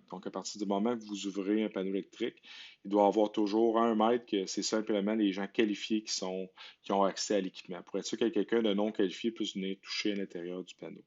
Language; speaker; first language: French; native; French